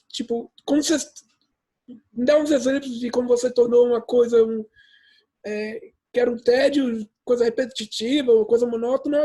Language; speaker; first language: Portuguese; early bilingual, heritage; English